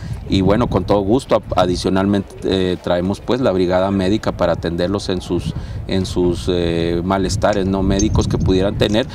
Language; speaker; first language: Spanish; native; Spanish